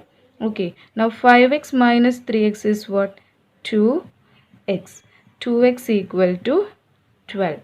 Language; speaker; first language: English; non-native, local second language; Malayalam